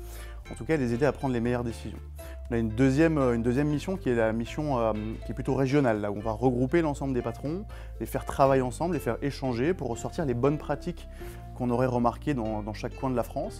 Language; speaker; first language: French; native; French